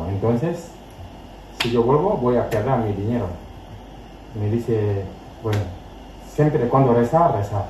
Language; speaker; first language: Spanish; non-native, learner; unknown